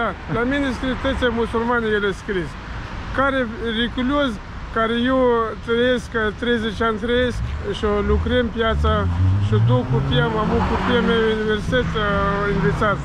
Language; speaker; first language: Romanian; non-native, learner; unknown